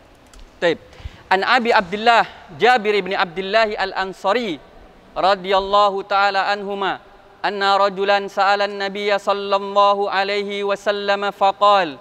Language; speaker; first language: Arabic; non-native, fluent; Indonesian